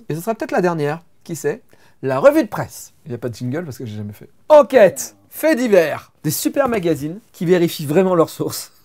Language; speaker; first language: French; native; French